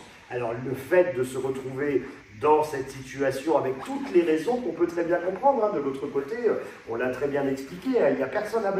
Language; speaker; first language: French; native; French